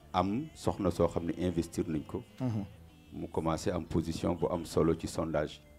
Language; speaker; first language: French; non-native, local second language; Wolof